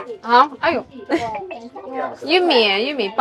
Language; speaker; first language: Chinese; non-native, local second language; Indonesian